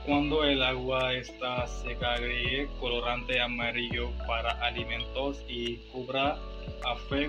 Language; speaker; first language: Spanish; non-native, learner; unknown